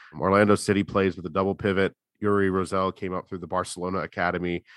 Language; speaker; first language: English; native; English